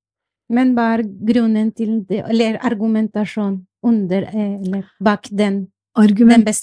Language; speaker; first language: Norwegian; non-native, fluent; Spanish